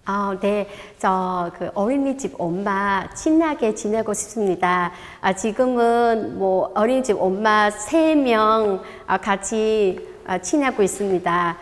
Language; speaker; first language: Korean; non-native, learner; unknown